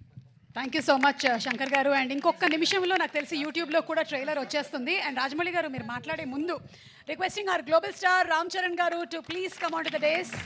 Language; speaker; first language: Telugu; native; Telugu